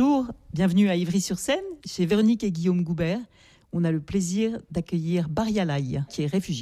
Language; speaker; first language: French; native; French